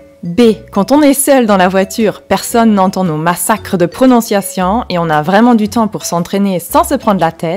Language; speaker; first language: French; non-native, local second language; Luxembourgish